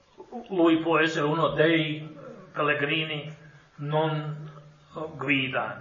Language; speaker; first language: Italian; non-native, fluent; Croatian